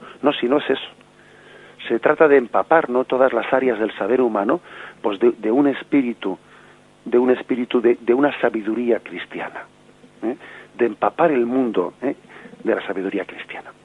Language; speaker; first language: Spanish; native; Spanish